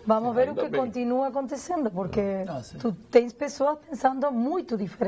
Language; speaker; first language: Portuguese; non-native, fluent; Spanish